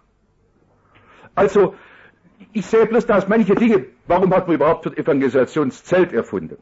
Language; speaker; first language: German; native; German